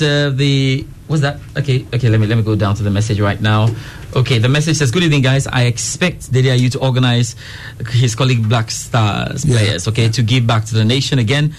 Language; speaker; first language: English; non-native, local second language; Akan